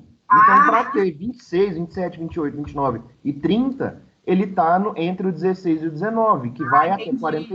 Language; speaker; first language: Portuguese; native; Portuguese